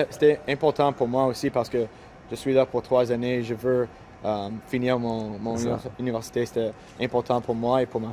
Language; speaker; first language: French; non-native, local second language; English